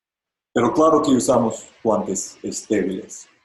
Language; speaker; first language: Spanish; non-native, fluent; English